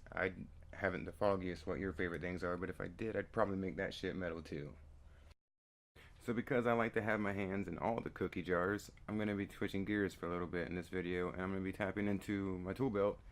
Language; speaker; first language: English; native; English